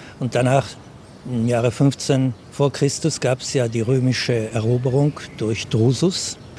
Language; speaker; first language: German; non-native, local second language; Ladin